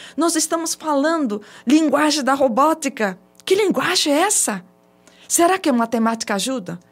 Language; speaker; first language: Portuguese; early bilingual, other home language; Japanese